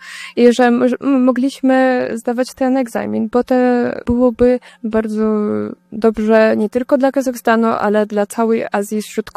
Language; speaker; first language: Polish; early bilingual, heritage; Russian